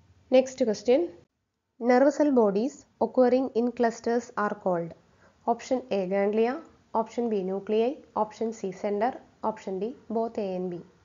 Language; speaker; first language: English; non-native, local second language; Malayalam